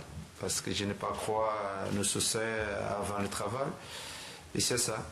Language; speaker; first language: French; non-native, learner; Portuguese